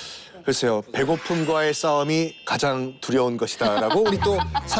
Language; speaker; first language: Korean; native; Korean